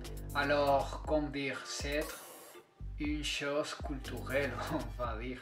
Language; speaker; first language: French; non-native, fluent; Spanish